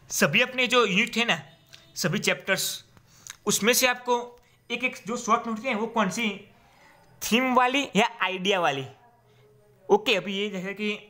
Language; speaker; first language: Hindi; non-native, local second language; Gujarati